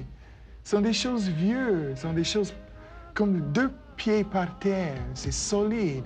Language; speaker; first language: French; non-native, fluent; English